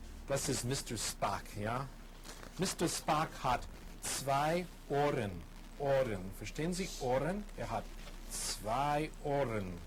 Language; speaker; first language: German; non-native, fluent; English